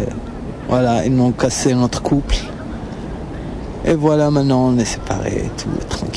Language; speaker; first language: French; non-native, local second language; Arabic